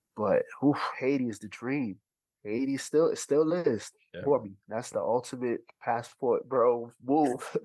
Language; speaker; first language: English; early bilingual, other home language; Haitian Creole